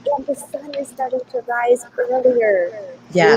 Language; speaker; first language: English; native; English